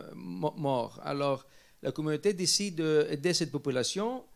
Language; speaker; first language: French; non-native, fluent; Greek